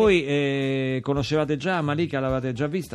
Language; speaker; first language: Italian; native; Italian